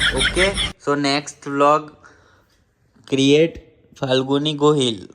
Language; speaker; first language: English; non-native, learner; Gujarati